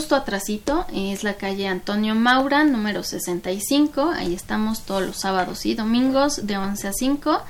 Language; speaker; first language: Spanish; native; Spanish